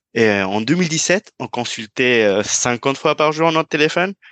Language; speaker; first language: French; non-native, fluent; Spanish